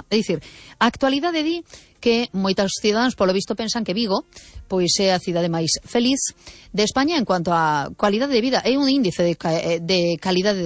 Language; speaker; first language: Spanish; native; Spanish